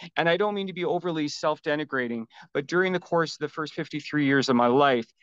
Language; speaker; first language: English; native; English